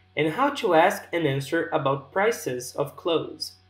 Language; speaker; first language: English; non-native, fluent; Portuguese